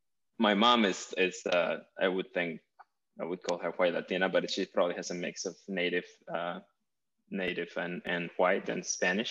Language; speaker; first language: English; non-native, fluent; Spanish